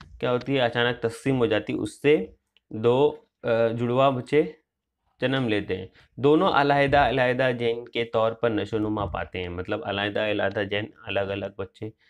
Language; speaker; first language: Urdu; native; Urdu